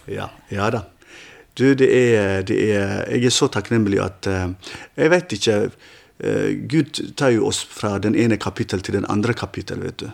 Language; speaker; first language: Norwegian; non-native, fluent; Tigrinya